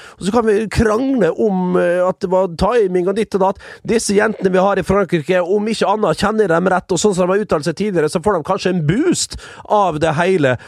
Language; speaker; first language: Norwegian; early bilingual, other home language; Dutch